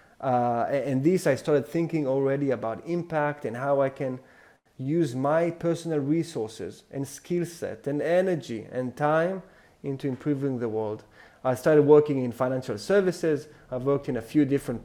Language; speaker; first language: English; non-native, fluent; Hebrew